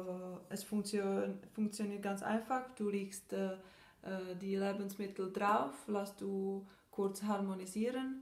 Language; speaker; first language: German; non-native, fluent; Czech